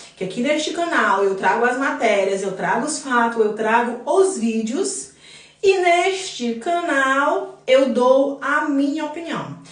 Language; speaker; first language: Portuguese; native; Portuguese